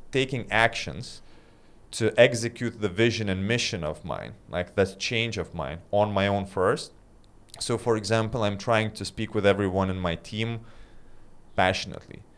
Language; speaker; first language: English; non-native, fluent; Lithuanian